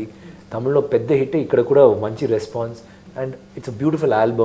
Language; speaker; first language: Telugu; non-native, learner; Tamil